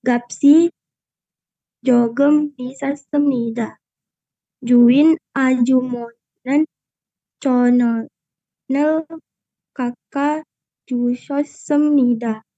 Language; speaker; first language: Korean; non-native, learner; Indonesian